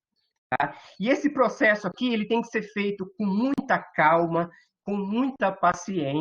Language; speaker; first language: Portuguese; native; Portuguese